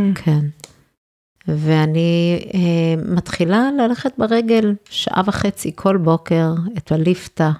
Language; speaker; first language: Hebrew; early bilingual, other home language; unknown